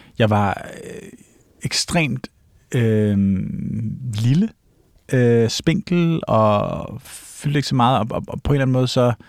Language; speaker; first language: Danish; native; Danish